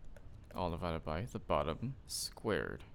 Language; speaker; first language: English; native; English